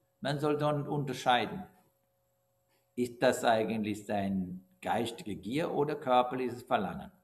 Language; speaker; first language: German; non-native, fluent; Sinhala